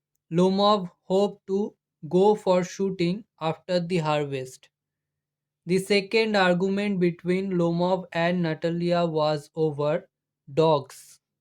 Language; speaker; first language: English; non-native, local second language; Bangla